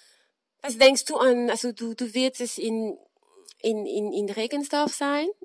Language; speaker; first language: German; non-native, fluent; French